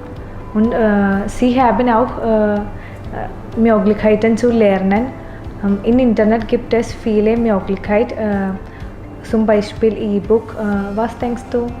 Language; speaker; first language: German; non-native, learner; Malayalam